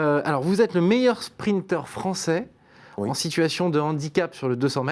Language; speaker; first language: French; native; French